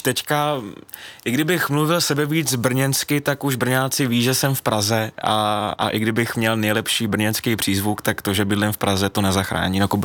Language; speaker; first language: Czech; native; Czech